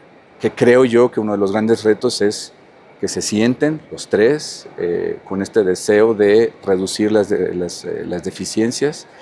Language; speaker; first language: Spanish; native; Spanish